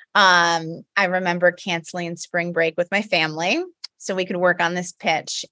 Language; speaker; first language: English; native; English